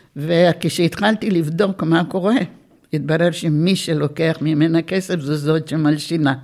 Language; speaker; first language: Hebrew; early bilingual, other home language; Bulgarian